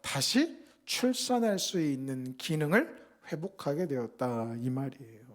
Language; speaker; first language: Korean; native; Korean